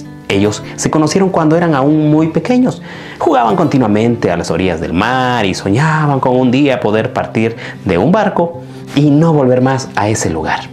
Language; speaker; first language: Spanish; native; Spanish